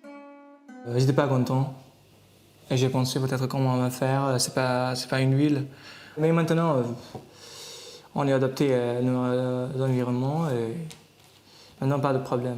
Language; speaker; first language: French; non-native, learner; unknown